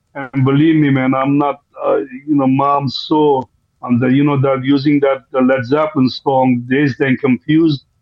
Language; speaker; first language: English; non-native, fluent; Armenian